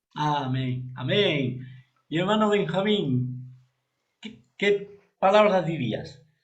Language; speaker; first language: Spanish; native; Spanish